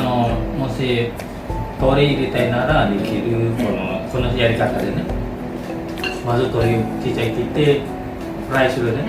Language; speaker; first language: Japanese; non-native, learner; Indonesian